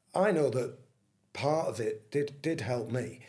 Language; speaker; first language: English; native; English